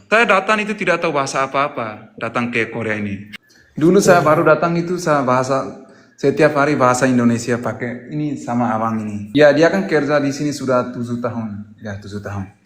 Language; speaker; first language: Indonesian; non-native, local second language; Tetum